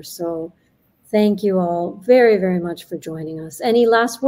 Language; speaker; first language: English; native; English